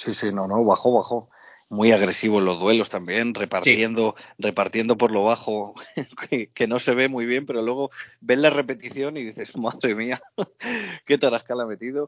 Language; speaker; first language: Spanish; native; Spanish